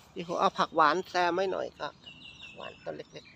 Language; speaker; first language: Thai; native; Thai